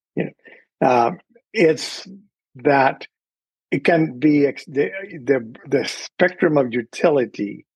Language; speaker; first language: English; early bilingual, other home language; Spanish